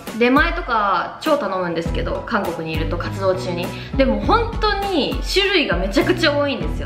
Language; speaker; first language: Japanese; native; Japanese